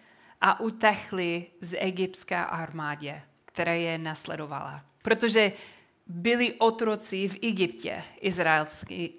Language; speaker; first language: Czech; non-native, fluent; English